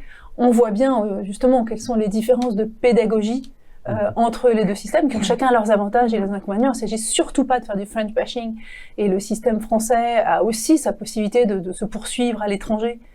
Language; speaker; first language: French; native; French